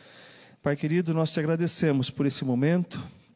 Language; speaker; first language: Portuguese; native; Portuguese